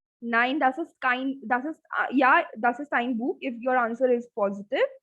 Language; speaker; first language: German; non-native, fluent; Hindi